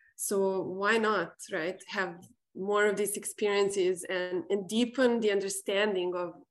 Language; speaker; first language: English; non-native, fluent; Serbian